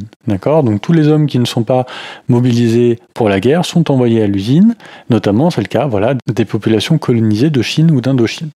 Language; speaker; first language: French; native; French